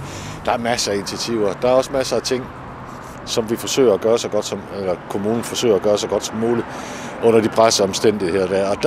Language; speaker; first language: Danish; native; Danish